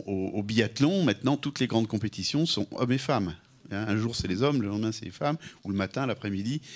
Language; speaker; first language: French; native; French